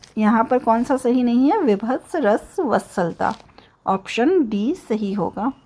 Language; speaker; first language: Hindi; native; Hindi